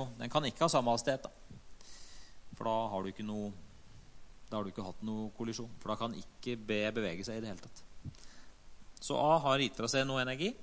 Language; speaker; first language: Norwegian; native; Norwegian